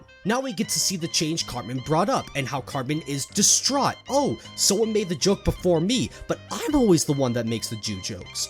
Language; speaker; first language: English; native; English